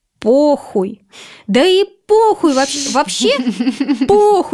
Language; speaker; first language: Russian; native; Russian